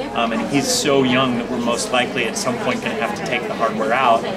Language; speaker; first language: English; native; English